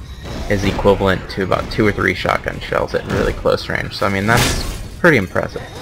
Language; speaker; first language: English; native; English